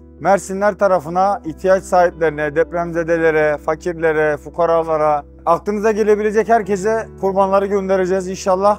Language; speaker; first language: Turkish; native; Turkish